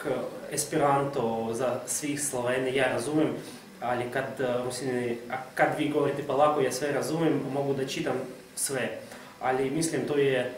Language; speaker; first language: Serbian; non-native, fluent; Russian